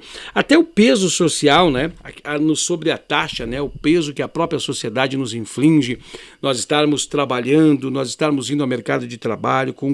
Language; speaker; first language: Portuguese; native; Portuguese